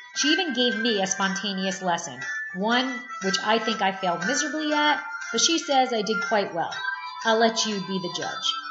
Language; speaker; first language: English; native; English